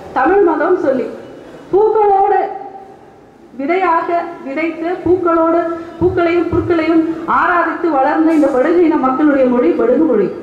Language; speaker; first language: Tamil; non-native, local second language; Badaga